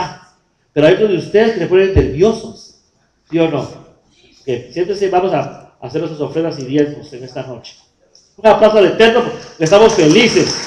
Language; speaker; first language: Spanish; native; Spanish